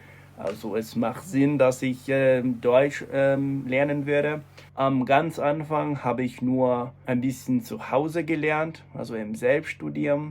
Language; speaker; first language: German; non-native, fluent; English